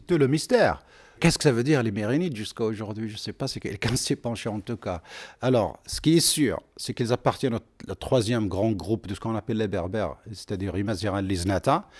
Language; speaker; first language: French; non-native, local second language; Arabic